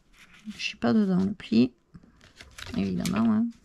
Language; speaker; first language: French; native; French